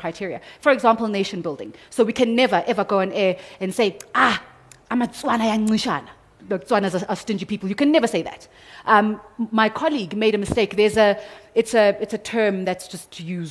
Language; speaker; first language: English; non-native, local second language; Zulu